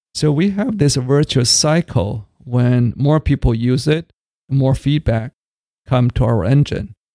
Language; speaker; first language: English; non-native, fluent; Chinese